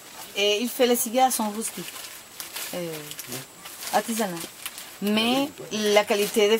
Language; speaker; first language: French; non-native, fluent; Spanish